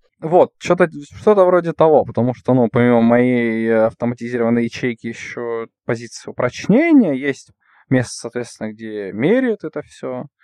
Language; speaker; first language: Russian; native; Russian